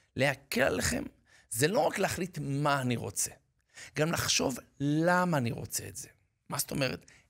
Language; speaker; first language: Hebrew; native; Hebrew